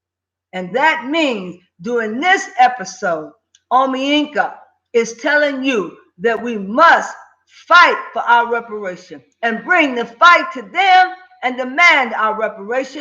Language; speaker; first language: English; native; English